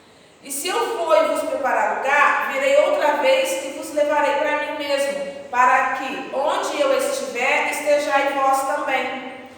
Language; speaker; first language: Portuguese; native; Portuguese